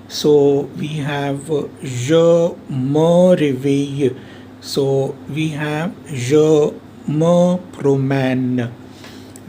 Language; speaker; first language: French; non-native, fluent; Hindi